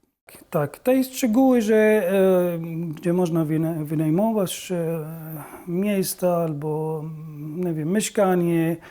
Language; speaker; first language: Polish; non-native, learner; Arabic